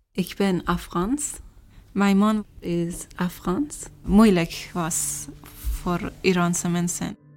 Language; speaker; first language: Dutch; non-native, learner; Persian